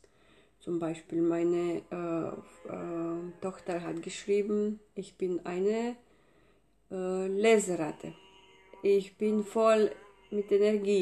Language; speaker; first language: German; non-native, fluent; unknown